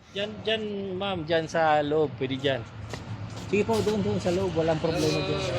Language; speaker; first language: Filipino; native; Filipino